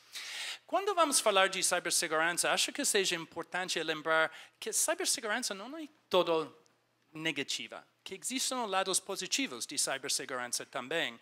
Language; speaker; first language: Portuguese; non-native, fluent; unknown